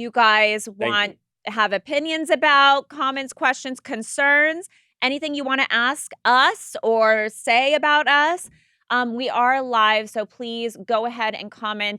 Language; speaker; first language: English; native; English